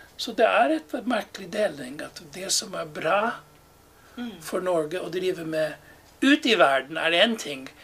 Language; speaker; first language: Norwegian; non-native, fluent; English